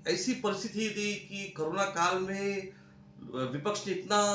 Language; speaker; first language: Hindi; non-native, local second language; Marathi